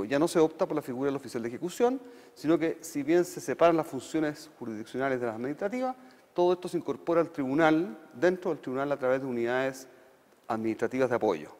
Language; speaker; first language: Spanish; native; Spanish